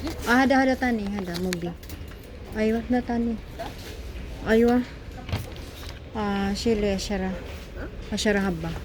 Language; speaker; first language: Arabic; non-native, learner; Filipino